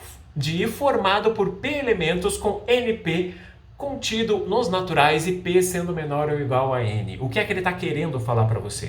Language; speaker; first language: Portuguese; native; Portuguese